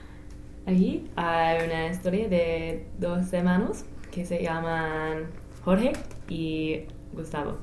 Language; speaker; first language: Spanish; non-native, learner; English